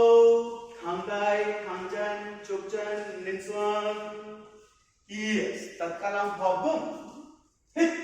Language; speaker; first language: Vietnamese; non-native, learner; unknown